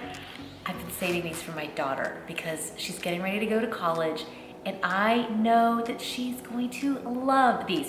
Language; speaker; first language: English; native; English